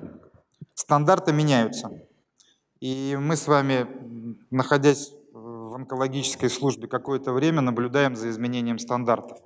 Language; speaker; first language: Russian; native; Russian